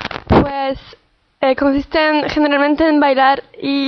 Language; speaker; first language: Spanish; non-native, learner; Polish